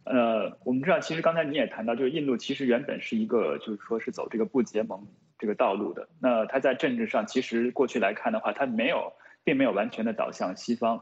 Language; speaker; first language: Chinese; native; Chinese